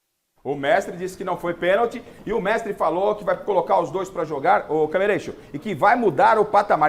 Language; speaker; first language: Portuguese; native; Portuguese